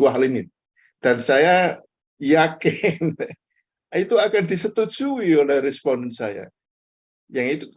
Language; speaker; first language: Indonesian; native; Indonesian